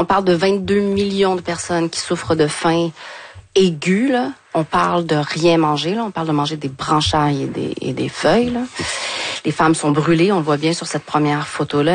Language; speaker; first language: French; native; French